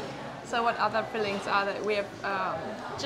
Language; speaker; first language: English; non-native, fluent; German